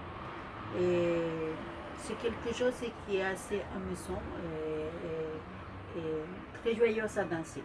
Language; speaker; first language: French; non-native, fluent; Spanish